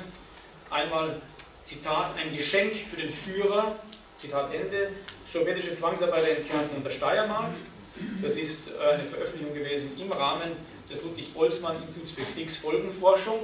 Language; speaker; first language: German; native; German